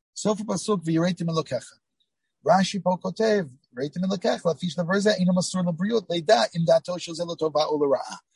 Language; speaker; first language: Hebrew; non-native, fluent; English